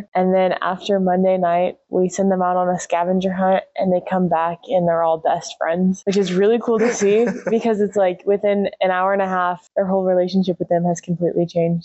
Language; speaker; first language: English; native; English